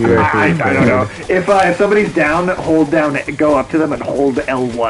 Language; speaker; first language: English; native; English